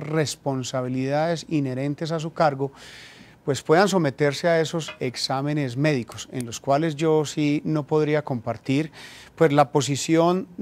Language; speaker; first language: Spanish; native; Spanish